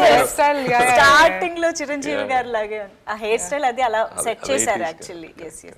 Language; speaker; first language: Telugu; native; Telugu